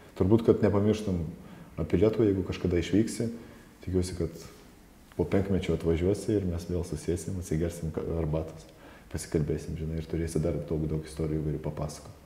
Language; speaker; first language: Lithuanian; native; Lithuanian